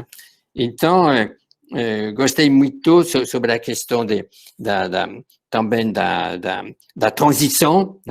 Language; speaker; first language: Portuguese; non-native, fluent; French